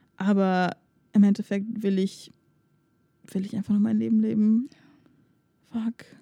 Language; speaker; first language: German; native; German